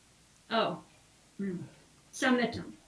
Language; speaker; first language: French; non-native, learner; English